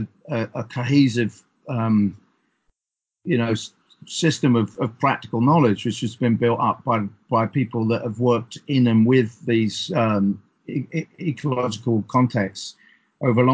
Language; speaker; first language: English; native; English